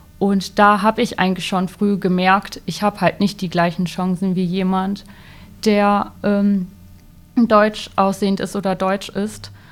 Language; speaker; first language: German; early bilingual, other home language; Malagasy